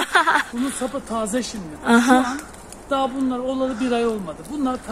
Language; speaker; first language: Turkish; native; Turkish